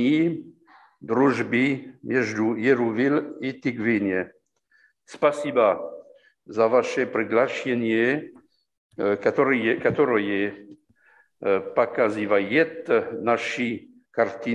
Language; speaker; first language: Russian; non-native, learner; French